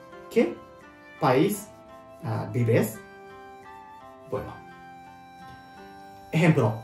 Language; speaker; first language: Spanish; non-native, learner; Japanese